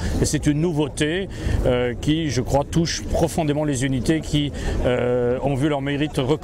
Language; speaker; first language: French; native; French